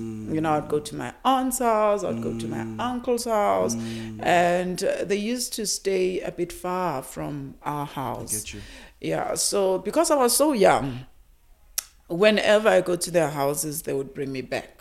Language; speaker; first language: English; non-native, local second language; Zulu